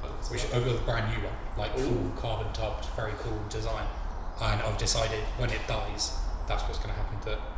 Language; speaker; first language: English; native; English